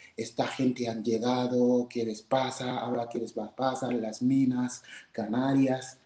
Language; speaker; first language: Spanish; non-native, fluent; Wolof